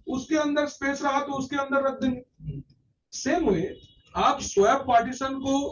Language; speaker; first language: Hindi; non-native, local second language; Bangla